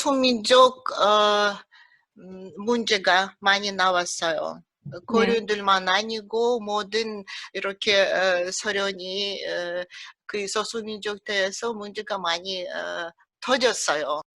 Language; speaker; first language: Korean; early bilingual, heritage; Russian